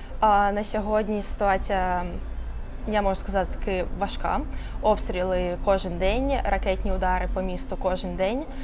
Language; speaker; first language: Ukrainian; non-native, local second language; Russian